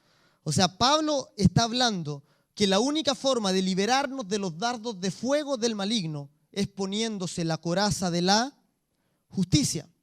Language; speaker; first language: Spanish; native; Spanish